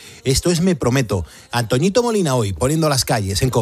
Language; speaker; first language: Spanish; native; Spanish